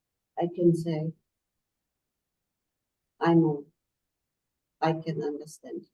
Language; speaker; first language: English; non-native, learner; German